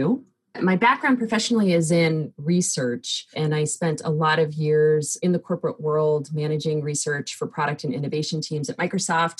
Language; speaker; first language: English; native; English